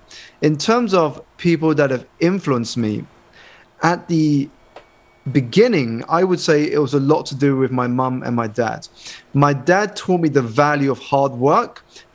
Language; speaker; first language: English; native; English